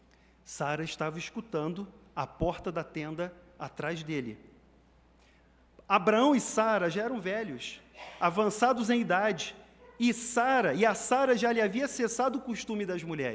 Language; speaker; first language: Portuguese; native; Portuguese